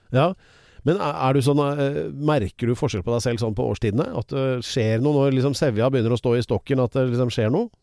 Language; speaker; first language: Norwegian; native; Norwegian